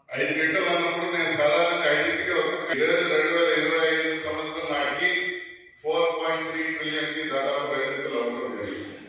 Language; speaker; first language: Telugu; native; Telugu